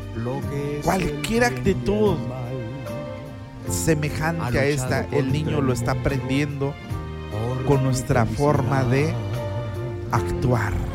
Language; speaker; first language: Spanish; native; Spanish